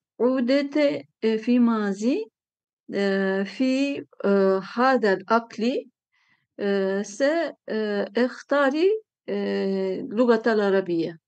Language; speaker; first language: Arabic; non-native, learner; Turkish